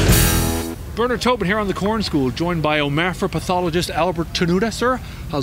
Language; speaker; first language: English; native; English